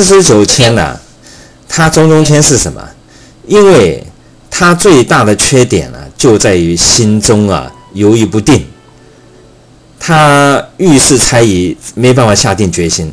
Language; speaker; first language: Chinese; native; Chinese